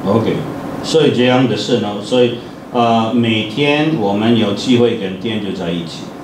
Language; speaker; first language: Chinese; non-native, fluent; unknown